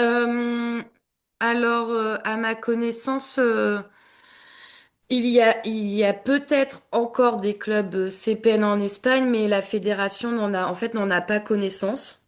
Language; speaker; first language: French; native; French